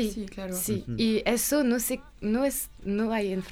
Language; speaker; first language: Spanish; non-native, learner; French